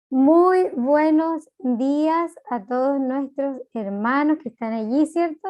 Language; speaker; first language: Spanish; native; Spanish